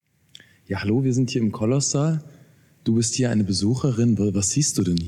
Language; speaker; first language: German; native; German